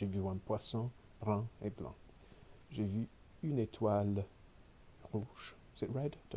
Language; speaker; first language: French; non-native, fluent; English